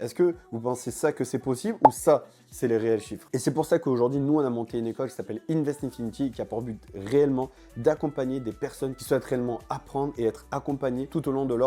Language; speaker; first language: French; native; French